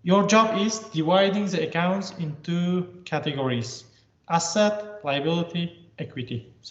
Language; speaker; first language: English; non-native, fluent; Uzbek